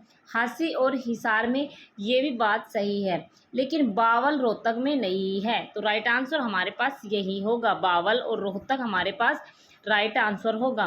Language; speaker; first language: Hindi; native; Hindi